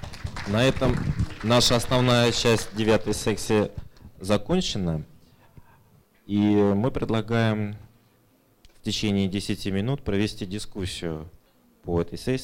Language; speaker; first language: Russian; native; Russian